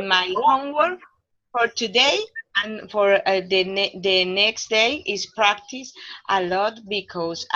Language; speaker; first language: English; non-native, learner; Spanish